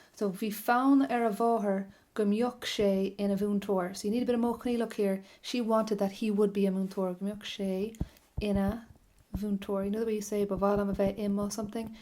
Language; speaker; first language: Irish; non-native, local second language; English